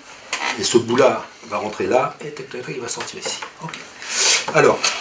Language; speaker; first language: French; native; French